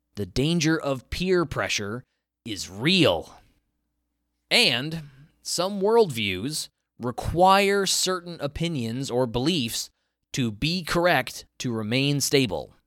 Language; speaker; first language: English; native; English